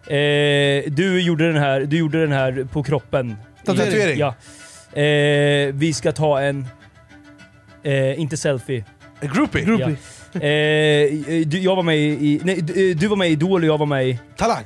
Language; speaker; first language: Swedish; native; Swedish